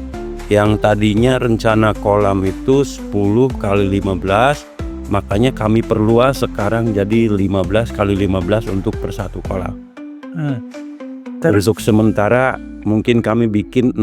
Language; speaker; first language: Indonesian; non-native, local second language; Sundanese